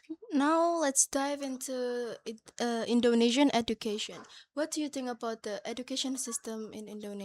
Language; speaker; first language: English; non-native, learner; Indonesian